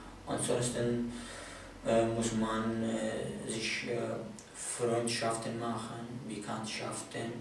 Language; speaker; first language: German; non-native, fluent; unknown